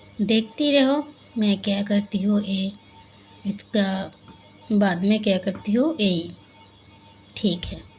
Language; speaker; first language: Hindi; non-native, learner; Bangla